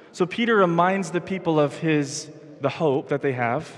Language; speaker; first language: English; native; English